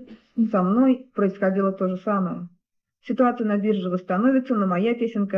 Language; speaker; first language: Russian; native; Russian